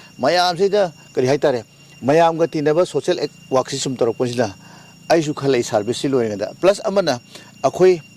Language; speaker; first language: Manipuri; native; Manipuri